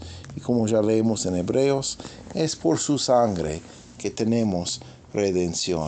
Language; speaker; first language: Spanish; non-native, fluent; English